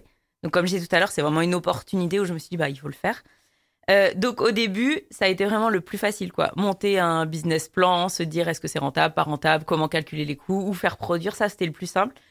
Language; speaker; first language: French; native; French